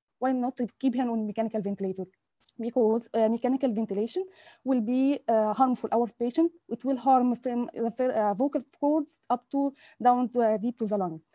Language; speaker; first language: English; non-native, local second language; Arabic